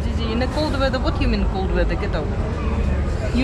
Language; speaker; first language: English; non-native, learner; Russian